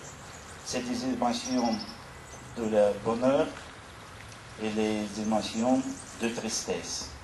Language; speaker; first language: French; non-native, learner; Russian